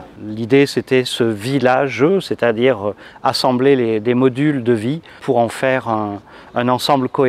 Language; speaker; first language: French; native; French